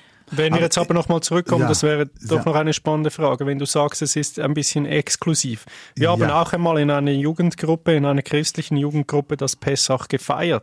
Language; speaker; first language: German; native; German